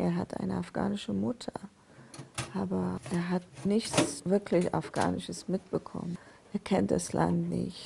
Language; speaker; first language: German; non-native, fluent; Persian